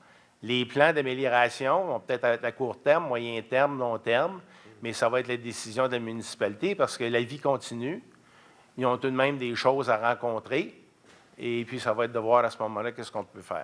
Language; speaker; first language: French; native; French